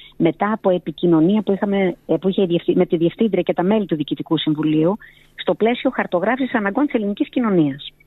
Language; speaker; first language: Greek; early bilingual, heritage; Greek